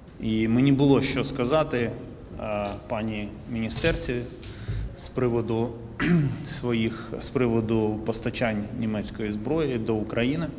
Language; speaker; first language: Ukrainian; native; Ukrainian